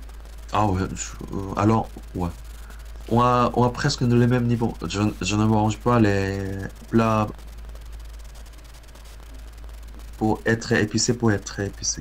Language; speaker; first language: French; non-native, learner; Korean